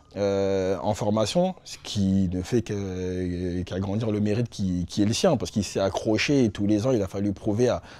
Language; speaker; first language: French; native; French